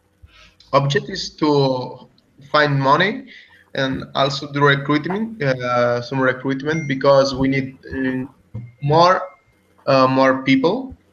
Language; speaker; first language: English; non-native, fluent; Italian